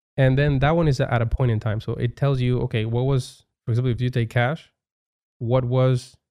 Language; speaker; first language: English; non-native, fluent; Spanish